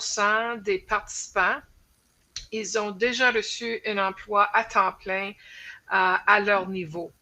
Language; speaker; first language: French; non-native, local second language; English